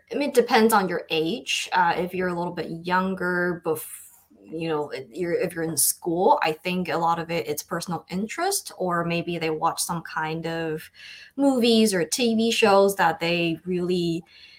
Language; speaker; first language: English; non-native, fluent; Chinese